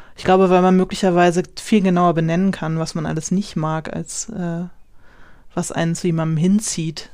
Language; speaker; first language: German; native; German